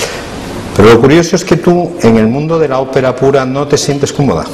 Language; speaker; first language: Spanish; native; Spanish